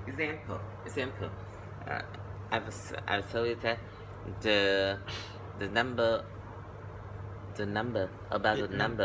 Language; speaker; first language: English; non-native, learner; Vietnamese